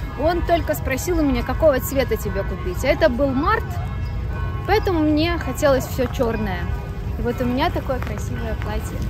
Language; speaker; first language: Russian; non-native, local second language; Belarusian